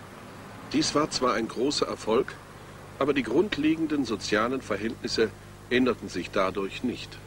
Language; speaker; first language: German; native; German